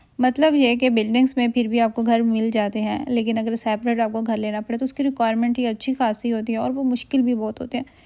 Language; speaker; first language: Urdu; native; Urdu